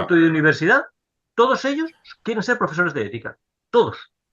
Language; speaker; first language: Spanish; native; Spanish